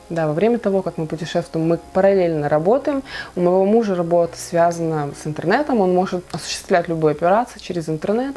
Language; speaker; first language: Russian; native; Russian